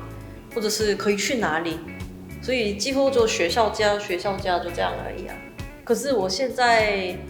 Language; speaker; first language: Chinese; non-native, fluent; Korean